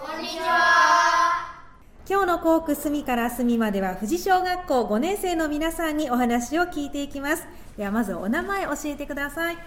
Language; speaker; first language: Japanese; native; Japanese